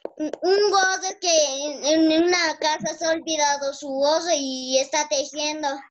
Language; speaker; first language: Spanish; native; Spanish